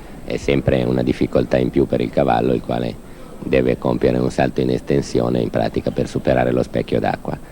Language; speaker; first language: Italian; native; Italian